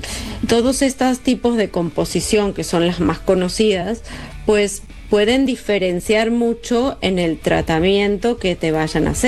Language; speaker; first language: Spanish; native; Spanish